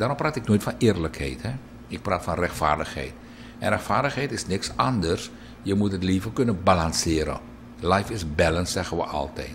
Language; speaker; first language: Dutch; native; Dutch